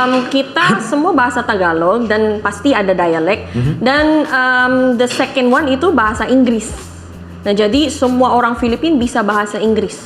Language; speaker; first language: Indonesian; non-native, learner; Filipino